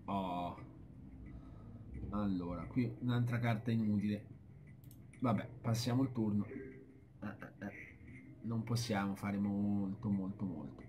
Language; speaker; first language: Italian; native; Italian